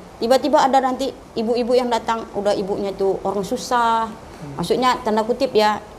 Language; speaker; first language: Indonesian; non-native, local second language; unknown